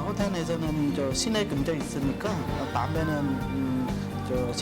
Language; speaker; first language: Korean; non-native, learner; Vietnamese